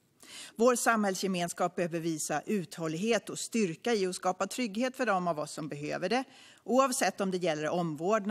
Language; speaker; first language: Swedish; native; Swedish